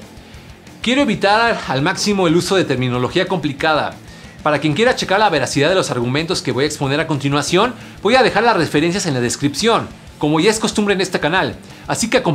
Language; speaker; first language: Spanish; native; Spanish